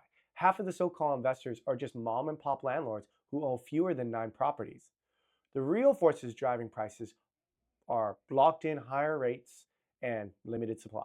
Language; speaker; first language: English; native; English